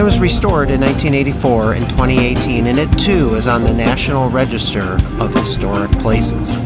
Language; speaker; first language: English; native; English